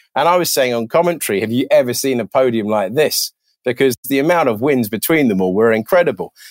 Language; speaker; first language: English; native; English